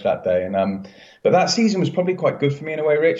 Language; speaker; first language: English; native; English